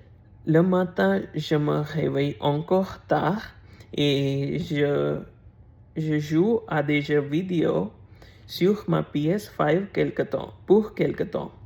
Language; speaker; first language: French; non-native, learner; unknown